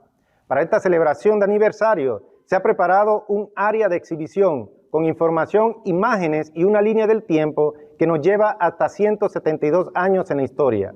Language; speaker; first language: Spanish; native; Spanish